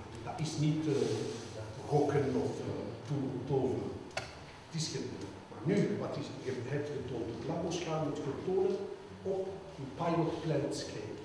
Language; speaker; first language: Dutch; non-native, local second language; French